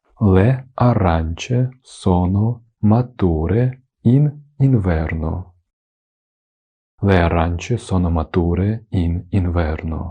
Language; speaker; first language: Italian; non-native, fluent; Ukrainian